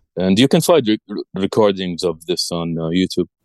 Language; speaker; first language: English; early bilingual, other home language; Arabic